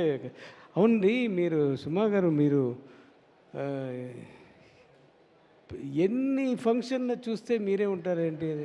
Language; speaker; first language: Telugu; non-native, learner; Tamil